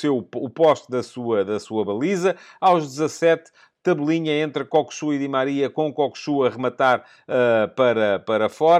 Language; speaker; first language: Portuguese; native; Portuguese